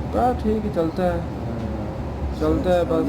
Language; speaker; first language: Urdu; native; Urdu